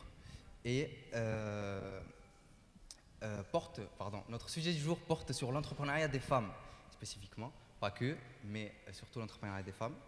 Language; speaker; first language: French; native; French